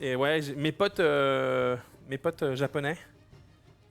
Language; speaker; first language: French; native; French